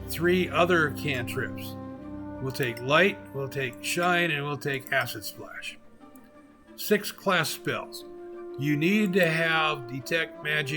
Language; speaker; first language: English; native; English